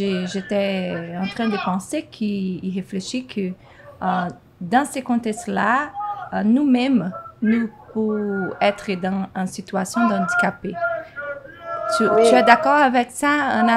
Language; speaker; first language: French; non-native, fluent; Portuguese